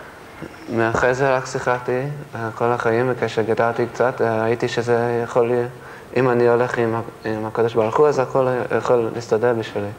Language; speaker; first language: Hebrew; early bilingual, heritage; English